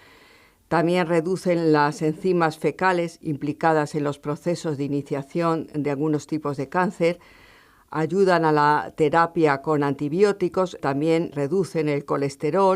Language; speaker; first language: Spanish; native; Spanish